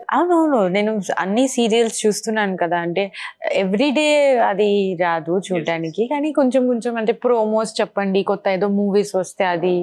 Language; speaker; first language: Telugu; non-native, learner; Bangla